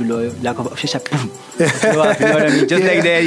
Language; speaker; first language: English; non-native, local second language; Zulu